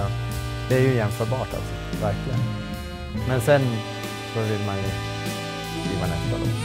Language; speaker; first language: Swedish; native; Swedish